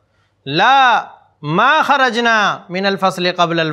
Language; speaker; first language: Arabic; non-native, fluent; Urdu